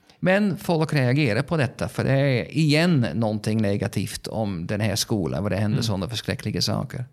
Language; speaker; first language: Swedish; non-native, fluent; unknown